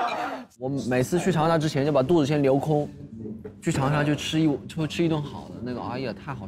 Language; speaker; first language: Chinese; native; Chinese